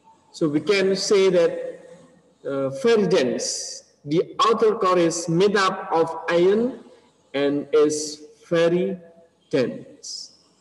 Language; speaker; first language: English; non-native, learner; Indonesian